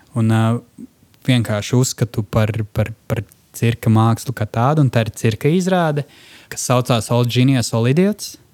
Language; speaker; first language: Latvian; non-native, local second language; Russian